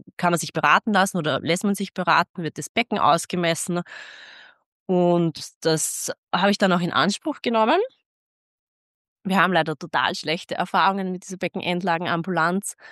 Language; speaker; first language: German; native; German